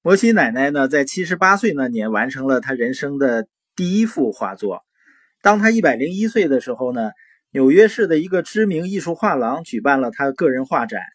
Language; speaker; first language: Chinese; native; Chinese